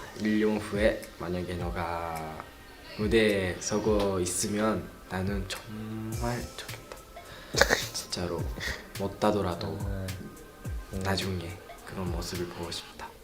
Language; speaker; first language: Korean; non-native, learner; Japanese